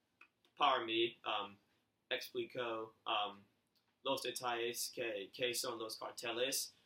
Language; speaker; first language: Spanish; non-native, learner; English